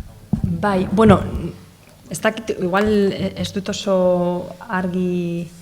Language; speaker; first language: Basque; non-native, local second language; Spanish